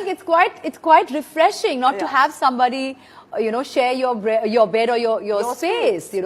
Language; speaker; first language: English; non-native, local second language; Hindi